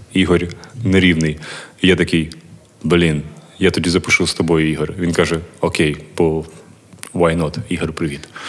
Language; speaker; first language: Ukrainian; non-native, local second language; Russian